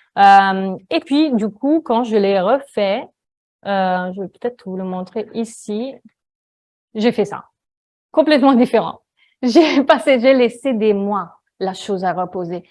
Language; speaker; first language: French; non-native, fluent; Italian